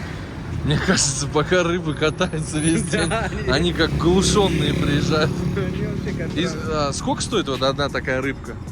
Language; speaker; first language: Russian; native; Russian